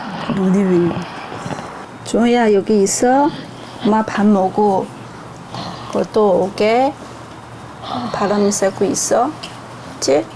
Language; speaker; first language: Korean; non-native, learner; Chinese